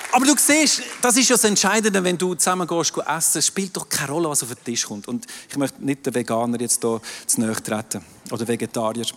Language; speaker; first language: German; non-native, local second language; French